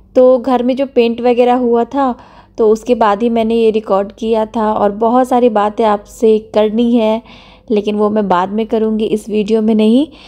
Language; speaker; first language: Hindi; native; Hindi